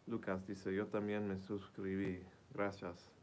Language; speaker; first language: Spanish; early bilingual, heritage; Spanish